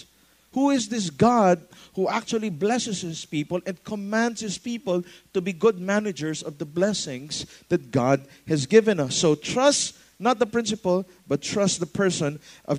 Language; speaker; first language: English; non-native, local second language; Filipino